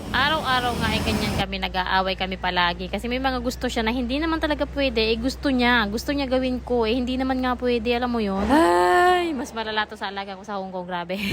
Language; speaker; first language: Filipino; non-native, local second language; Bikol